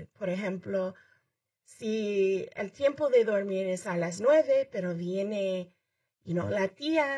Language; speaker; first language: Spanish; early bilingual, heritage; Spanish